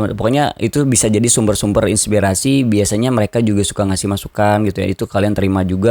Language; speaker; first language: Indonesian; native; Indonesian